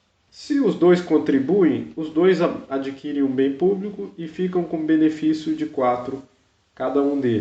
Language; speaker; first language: Portuguese; native; Portuguese